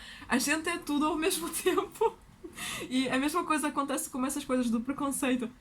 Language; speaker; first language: Portuguese; non-native, fluent; Russian